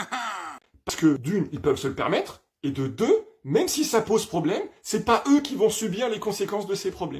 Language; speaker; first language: French; native; French